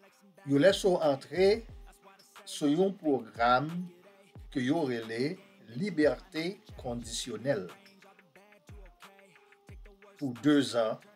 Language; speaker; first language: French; non-native, learner; Haitian Creole